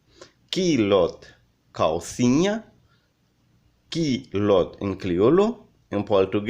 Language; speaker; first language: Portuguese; non-native, learner; Haitian Creole